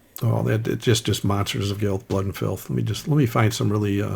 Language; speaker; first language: English; native; English